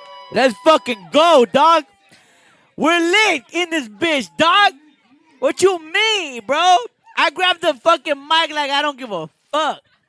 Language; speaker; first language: English; early bilingual, other home language; Spanish